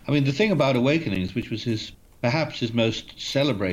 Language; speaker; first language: English; native; English